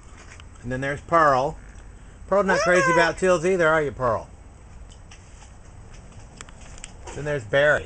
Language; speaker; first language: English; native; English